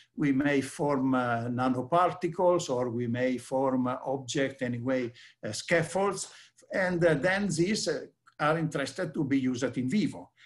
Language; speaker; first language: English; non-native, fluent; Italian